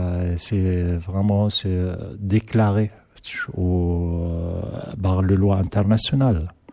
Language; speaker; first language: French; non-native, learner; Arabic